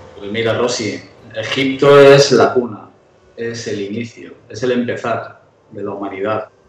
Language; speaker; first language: Spanish; early bilingual, heritage; Spanish